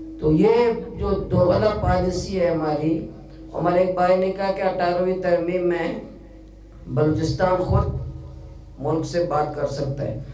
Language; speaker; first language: Urdu; non-native, local second language; Baluchi